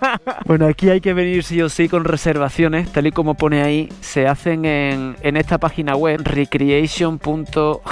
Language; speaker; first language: Spanish; native; Spanish